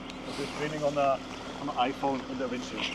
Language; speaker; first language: English; non-native, learner; Norwegian